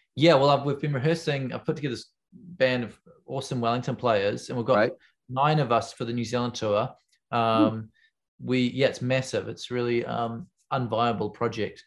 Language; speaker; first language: English; native; English